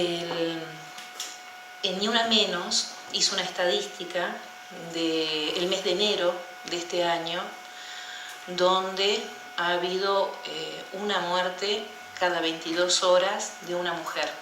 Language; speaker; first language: Spanish; native; Spanish